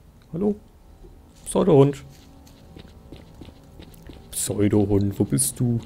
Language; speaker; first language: German; native; German